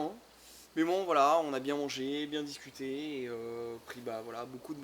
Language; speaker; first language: French; native; French